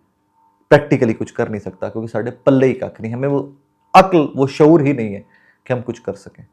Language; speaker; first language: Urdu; non-native, local second language; Punjabi